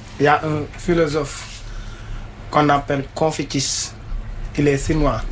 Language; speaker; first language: French; non-native, local second language; Wolof